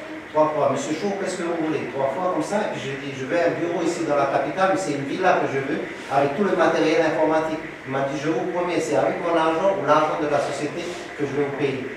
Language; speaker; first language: French; native; French